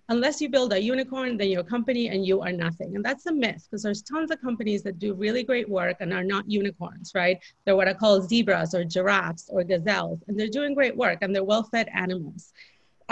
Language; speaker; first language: English; non-native, fluent; Spanish